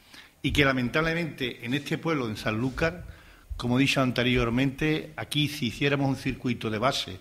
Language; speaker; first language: Spanish; native; Spanish